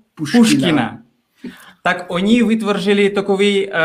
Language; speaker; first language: Czech; non-native, fluent; Kazakh